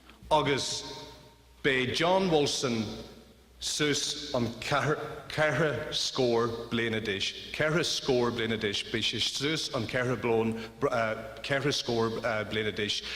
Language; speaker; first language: Irish; non-native, learner; English